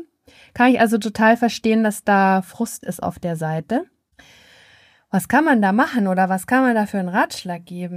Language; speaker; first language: German; native; German